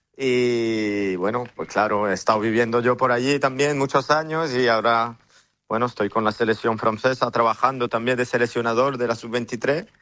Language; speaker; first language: Spanish; early bilingual, heritage; French